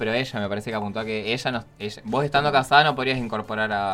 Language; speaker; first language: Spanish; native; Spanish